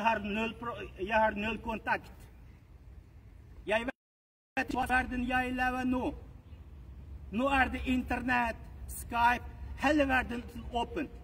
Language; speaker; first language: Norwegian; non-native, learner; Uyghur